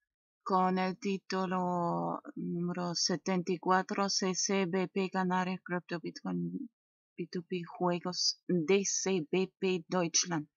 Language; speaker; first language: Spanish; non-native, fluent; German